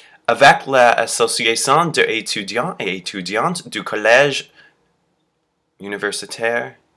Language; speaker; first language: French; non-native, learner; English